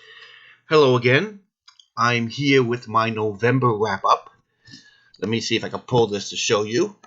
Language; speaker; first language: English; native; English